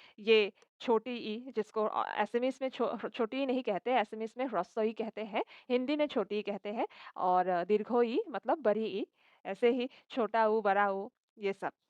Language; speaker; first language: Hindi; non-native, local second language; Assamese